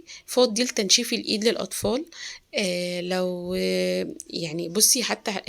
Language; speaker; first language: Arabic; native; Arabic